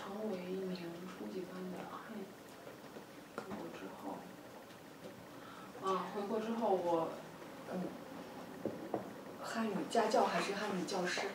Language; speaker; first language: Chinese; non-native, fluent; Russian